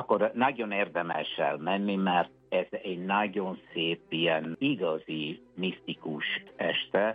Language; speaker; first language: Hungarian; non-native, fluent; Italian